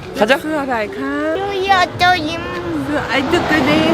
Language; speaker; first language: Thai; non-native, fluent; Korean